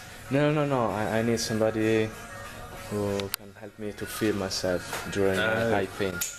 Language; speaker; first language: English; non-native, learner; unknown